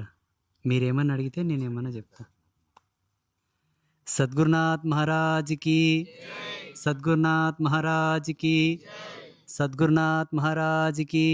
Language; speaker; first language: Telugu; native; Telugu